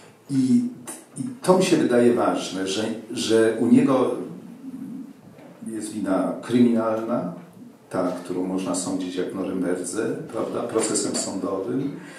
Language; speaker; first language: Polish; native; Polish